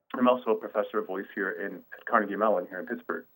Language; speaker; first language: English; native; English